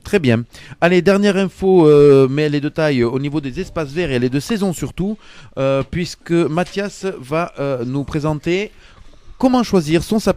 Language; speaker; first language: French; native; French